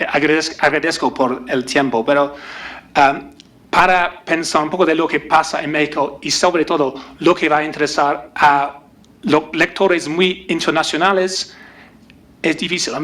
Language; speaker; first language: Spanish; non-native, learner; English